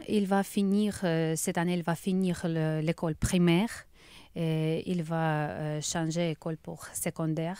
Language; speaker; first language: French; non-native, learner; Ukrainian